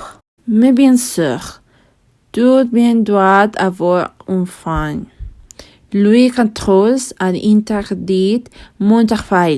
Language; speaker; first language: French; non-native, learner; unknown